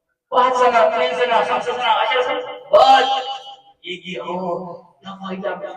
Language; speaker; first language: Arabic; non-native, learner; Urdu